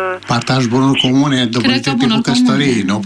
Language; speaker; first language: Romanian; native; Romanian